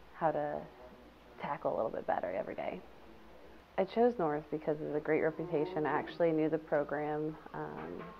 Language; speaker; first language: English; native; English